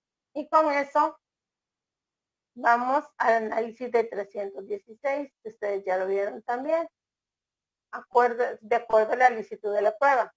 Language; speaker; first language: Spanish; native; Spanish